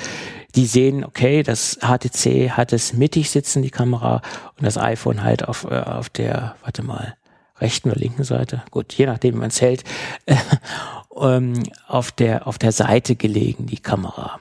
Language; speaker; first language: German; native; German